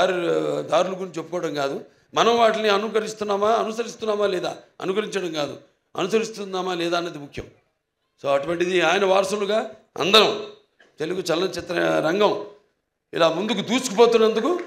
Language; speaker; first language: Telugu; native; Telugu